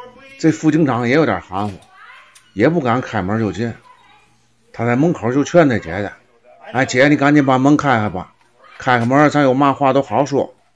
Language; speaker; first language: Chinese; native; Chinese